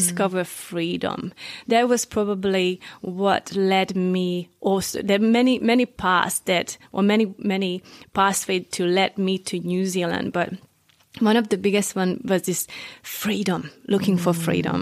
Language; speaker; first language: English; non-native, fluent; Hungarian